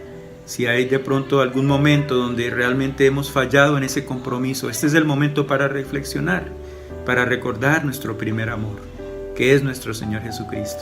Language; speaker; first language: Spanish; native; Spanish